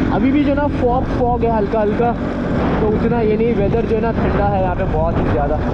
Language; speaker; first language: Hindi; native; Hindi